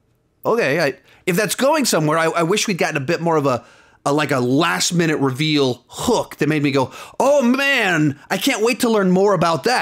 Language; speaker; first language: English; native; English